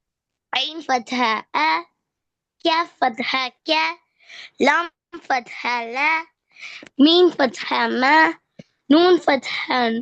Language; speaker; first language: Arabic; non-native, learner; Tamil